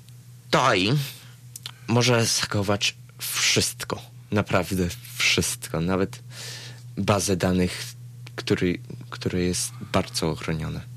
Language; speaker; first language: Polish; early bilingual, heritage; Polish